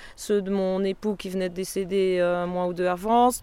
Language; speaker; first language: French; native; French